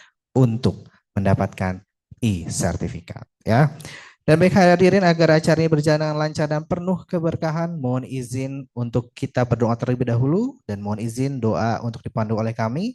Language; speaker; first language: Indonesian; native; Indonesian